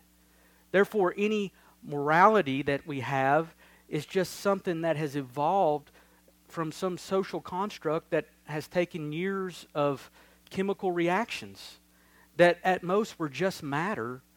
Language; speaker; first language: English; native; English